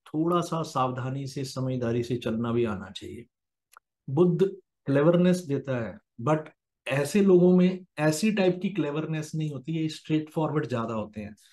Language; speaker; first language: Hindi; native; Hindi